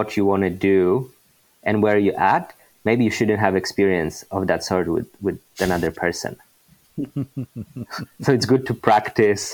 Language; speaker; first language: English; non-native, fluent; Polish